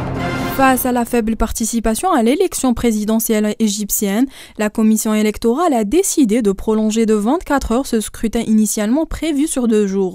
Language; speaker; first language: French; non-native, local second language; Arabic